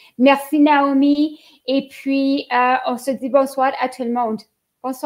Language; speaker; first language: French; native; French